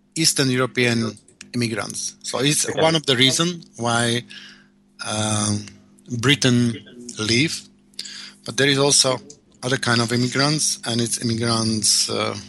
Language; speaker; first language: English; non-native, learner; Slovak